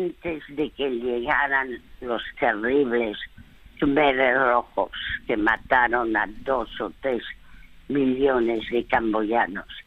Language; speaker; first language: Spanish; early bilingual, other home language; French